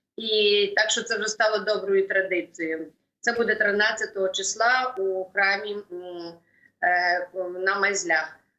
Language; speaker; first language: Ukrainian; native; Ukrainian